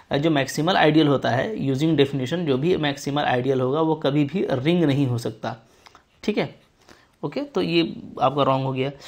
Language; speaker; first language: Hindi; native; Hindi